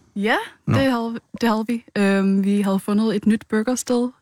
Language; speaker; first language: Danish; early bilingual, other home language; Vietnamese